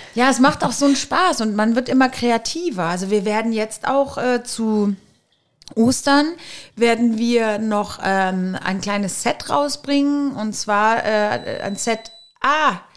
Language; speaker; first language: German; native; German